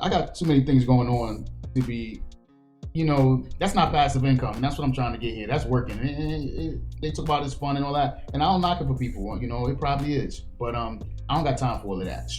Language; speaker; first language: English; native; English